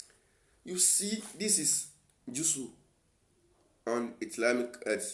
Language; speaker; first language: English; non-native, local second language; Yoruba